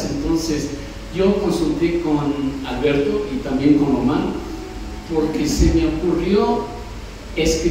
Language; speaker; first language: Spanish; non-native, fluent; English